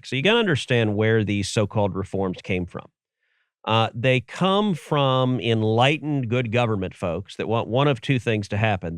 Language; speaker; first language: English; native; English